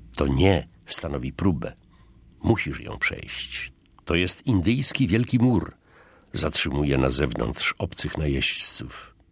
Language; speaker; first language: Polish; native; Polish